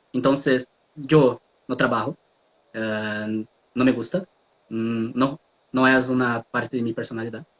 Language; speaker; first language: Spanish; non-native, learner; Portuguese